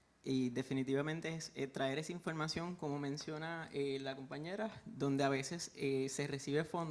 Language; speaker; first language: Spanish; native; Spanish